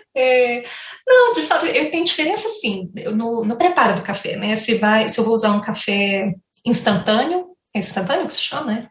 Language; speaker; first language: Portuguese; native; Portuguese